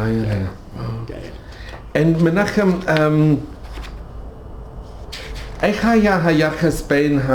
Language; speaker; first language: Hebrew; non-native, learner; English